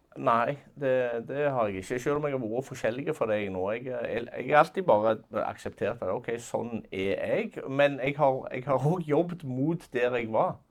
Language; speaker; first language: Norwegian; native; Norwegian